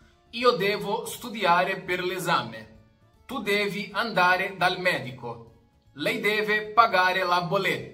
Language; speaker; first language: Italian; non-native, fluent; Portuguese